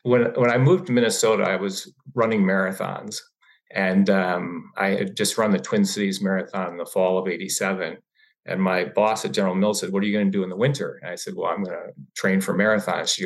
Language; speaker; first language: English; native; English